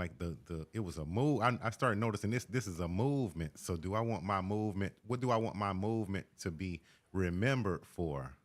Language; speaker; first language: English; native; English